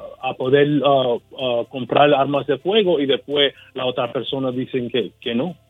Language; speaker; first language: Spanish; early bilingual, heritage; Spanish